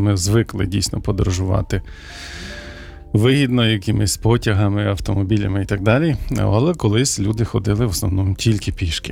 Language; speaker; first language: Ukrainian; native; Ukrainian